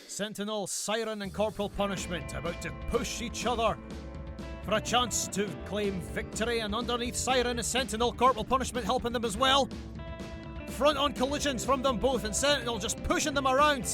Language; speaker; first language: English; native; English